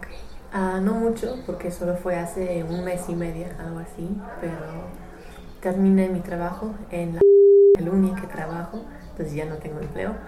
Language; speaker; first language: Spanish; non-native, fluent; English